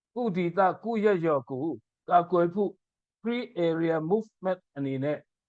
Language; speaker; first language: Burmese; non-native, local second language; Mizo